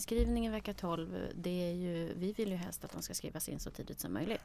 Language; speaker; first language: Swedish; native; Swedish